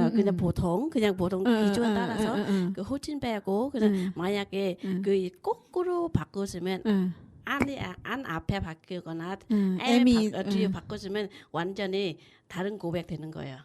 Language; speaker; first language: Korean; non-native, learner; Vietnamese